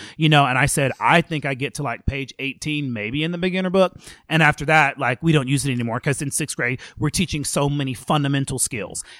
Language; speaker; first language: English; native; English